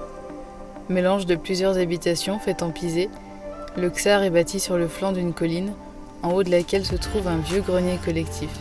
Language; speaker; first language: French; native; French